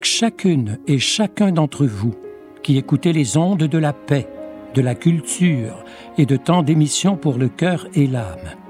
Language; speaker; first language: French; native; French